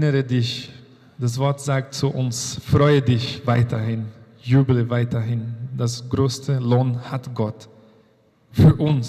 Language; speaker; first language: German; non-native, fluent; Portuguese